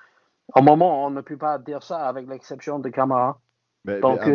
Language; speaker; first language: French; non-native, fluent; English